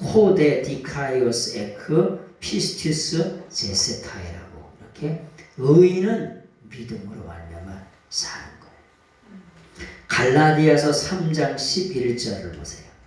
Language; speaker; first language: Korean; native; Korean